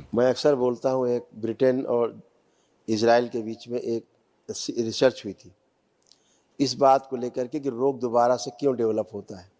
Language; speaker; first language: Hindi; native; Hindi